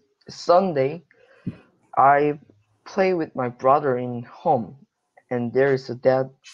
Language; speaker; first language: English; non-native, learner; Korean